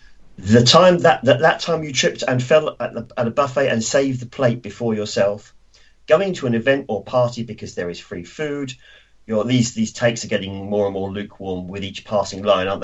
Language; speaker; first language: English; native; English